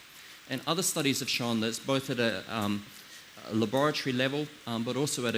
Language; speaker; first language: English; native; English